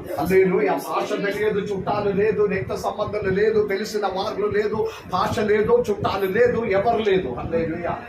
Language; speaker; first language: Telugu; non-native, local second language; Malayalam